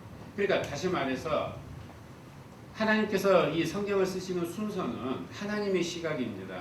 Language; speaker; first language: Korean; native; Korean